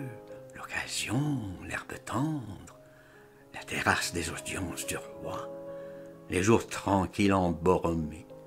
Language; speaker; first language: French; native; French